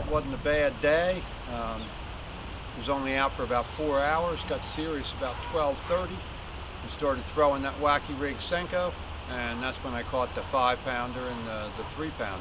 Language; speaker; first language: English; native; English